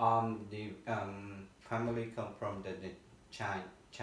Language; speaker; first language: English; non-native, learner; Vietnamese